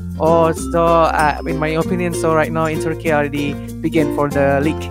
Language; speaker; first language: English; non-native, learner; Indonesian